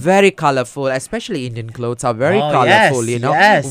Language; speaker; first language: English; non-native, local second language; Tamil